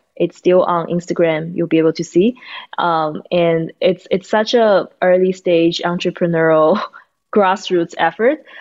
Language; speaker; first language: English; non-native, fluent; Chinese